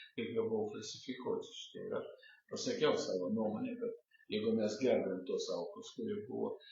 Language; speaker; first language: Lithuanian; non-native, local second language; Russian